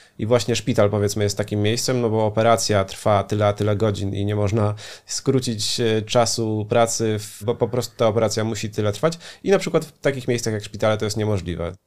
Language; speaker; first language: Polish; native; Polish